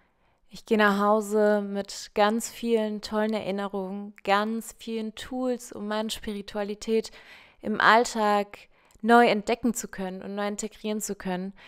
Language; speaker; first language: German; native; German